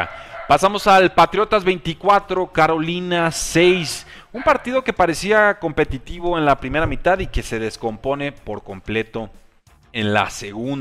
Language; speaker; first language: Spanish; native; Spanish